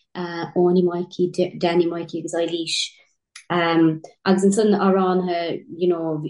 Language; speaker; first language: Irish; native; Irish